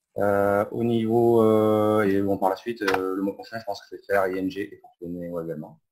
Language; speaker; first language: French; native; French